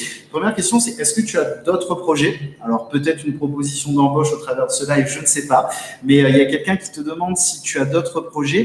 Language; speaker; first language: French; native; French